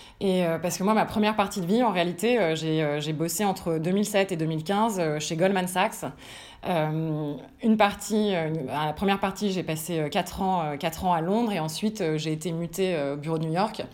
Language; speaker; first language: French; native; French